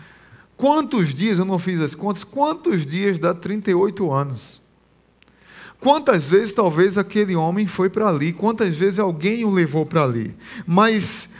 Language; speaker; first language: Portuguese; native; Portuguese